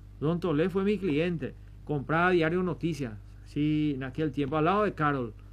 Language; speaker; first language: Spanish; native; Spanish